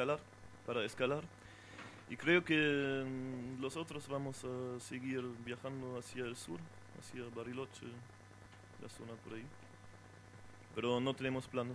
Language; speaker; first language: Spanish; non-native, fluent; French